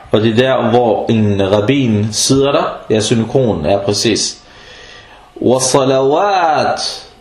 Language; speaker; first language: Danish; early bilingual, other home language; Arabic